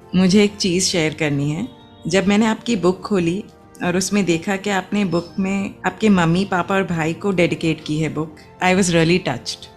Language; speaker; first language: Hindi; native; Hindi